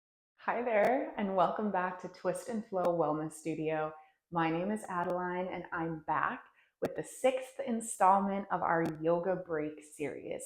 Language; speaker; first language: English; native; English